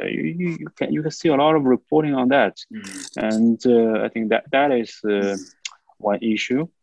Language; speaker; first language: English; non-native, fluent; Chinese